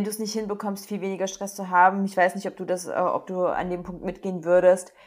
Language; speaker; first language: German; native; German